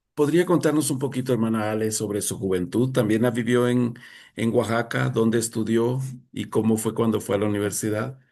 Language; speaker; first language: Spanish; native; Spanish